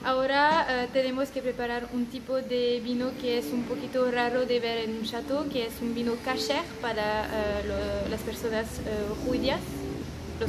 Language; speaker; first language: Spanish; non-native, fluent; French